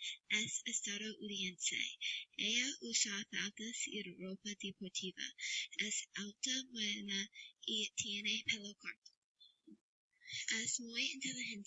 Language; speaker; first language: Spanish; non-native, learner; English